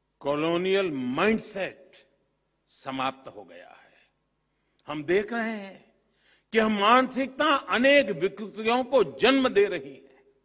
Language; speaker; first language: Hindi; non-native, local second language; Gujarati